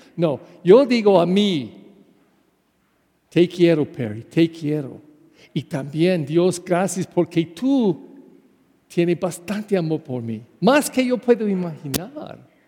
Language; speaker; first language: Spanish; non-native, fluent; English